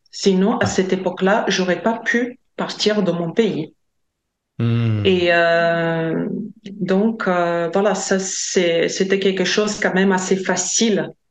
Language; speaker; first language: French; non-native, fluent; Latvian